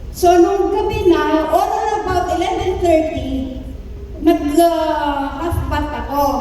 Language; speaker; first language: Filipino; non-native, local second language; Hiligaynon